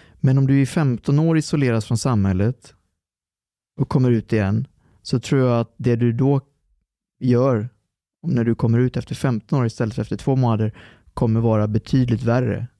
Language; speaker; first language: Swedish; early bilingual, other home language; Arabic